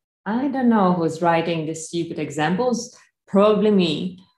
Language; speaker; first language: English; non-native, fluent; Polish